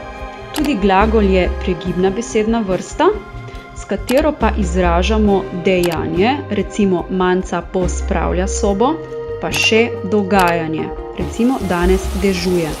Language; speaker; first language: Slovenian; native; Slovenian